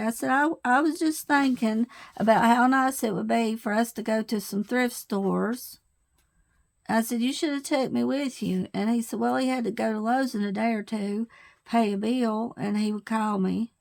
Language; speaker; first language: English; native; English